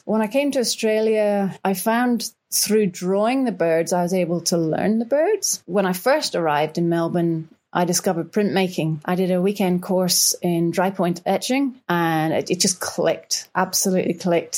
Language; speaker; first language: English; native; English